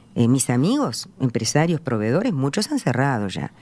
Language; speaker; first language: Spanish; native; Spanish